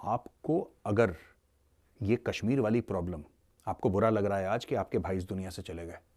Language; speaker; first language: Hindi; native; Hindi